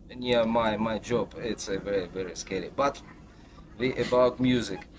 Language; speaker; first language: English; non-native, learner; Ukrainian